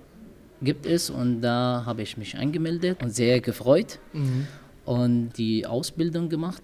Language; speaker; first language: German; non-native, learner; Arabic